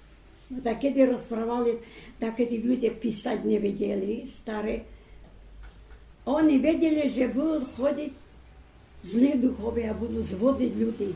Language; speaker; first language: Slovak; early bilingual, heritage; Slovak